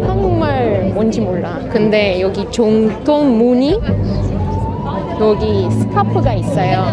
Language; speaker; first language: Korean; non-native, learner; Russian